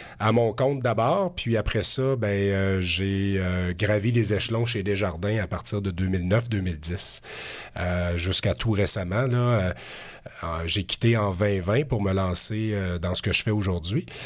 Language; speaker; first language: French; native; French